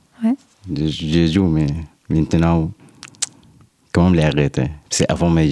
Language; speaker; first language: French; non-native, learner; Arabic